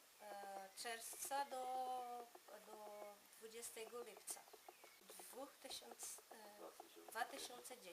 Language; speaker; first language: Polish; early bilingual, heritage; Polish